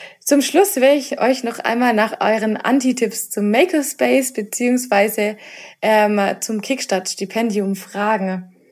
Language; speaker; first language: German; native; German